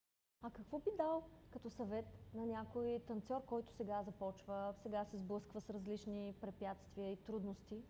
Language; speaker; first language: Bulgarian; native; Bulgarian